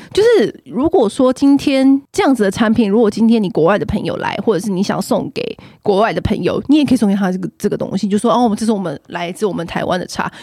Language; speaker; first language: Chinese; native; Chinese